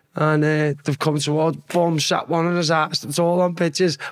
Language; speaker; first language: English; native; English